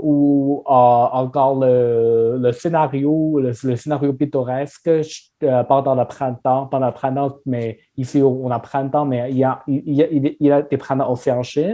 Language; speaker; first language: French; non-native, learner; Chinese